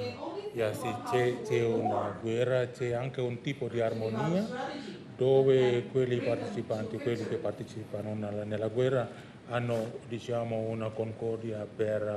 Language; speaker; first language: Italian; non-native, fluent; Indonesian